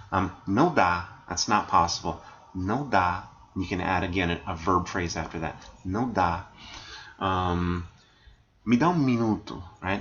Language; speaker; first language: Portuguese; non-native, fluent; English